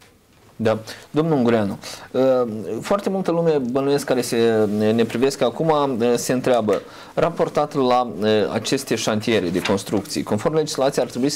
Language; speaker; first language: Romanian; native; Romanian